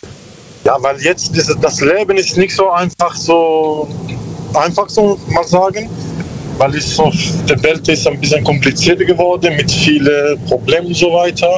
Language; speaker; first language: German; non-native, learner; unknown